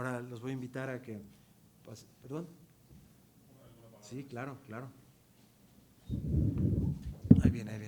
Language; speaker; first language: Spanish; native; Spanish